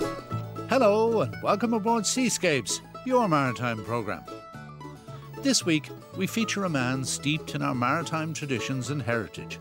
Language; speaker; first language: English; native; English